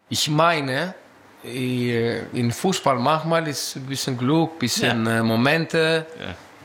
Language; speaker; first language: German; non-native, fluent; Greek